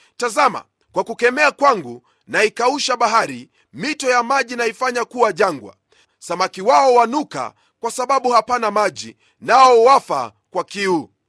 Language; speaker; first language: Swahili; non-native, local second language; Luyia